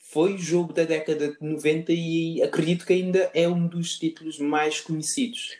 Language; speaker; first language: Portuguese; non-native, local second language; Kabuverdianu